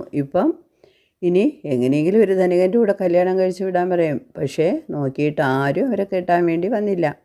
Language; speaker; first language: Malayalam; native; Malayalam